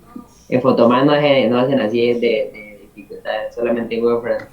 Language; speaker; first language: Spanish; native; Spanish